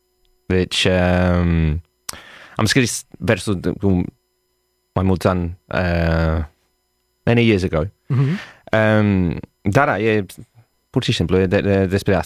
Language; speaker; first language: Romanian; non-native, learner; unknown